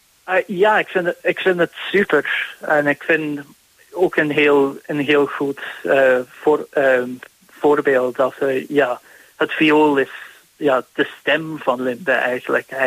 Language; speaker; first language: Dutch; non-native, fluent; English